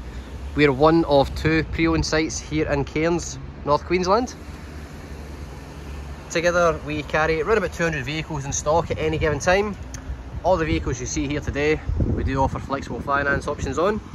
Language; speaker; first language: English; native; English